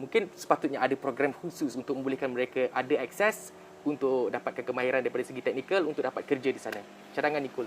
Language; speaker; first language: Malay; native; Malay